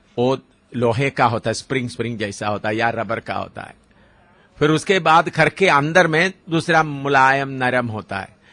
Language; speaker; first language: Hindi; non-native, local second language; Malayalam